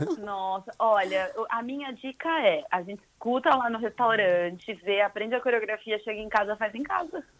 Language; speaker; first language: Portuguese; native; Portuguese